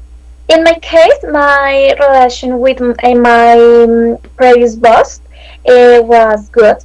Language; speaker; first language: English; non-native, learner; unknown